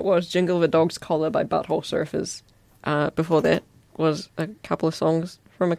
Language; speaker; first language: English; native; English